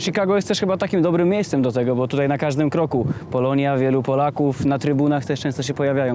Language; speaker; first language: Polish; native; Polish